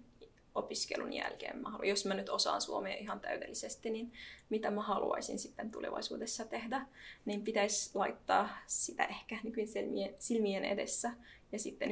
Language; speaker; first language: Finnish; non-native, fluent; Arabic